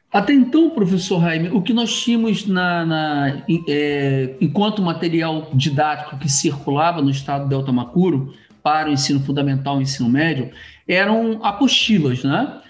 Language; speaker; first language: Portuguese; native; Portuguese